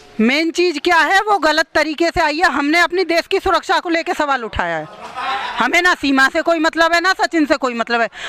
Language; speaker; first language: Hindi; native; Hindi